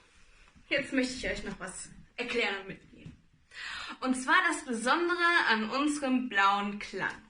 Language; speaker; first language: German; native; German